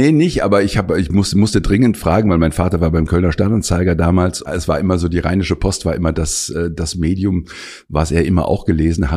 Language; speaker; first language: German; native; German